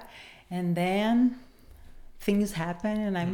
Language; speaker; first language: English; non-native, fluent; Portuguese